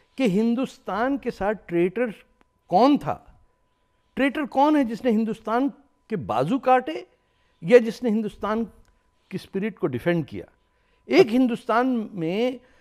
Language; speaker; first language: Urdu; native; Urdu